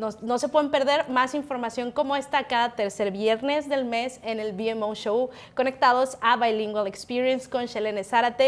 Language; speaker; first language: Spanish; native; Spanish